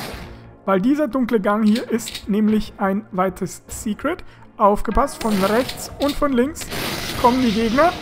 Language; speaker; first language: German; native; German